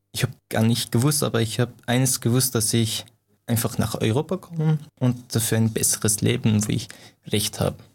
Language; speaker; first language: German; non-native, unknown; Persian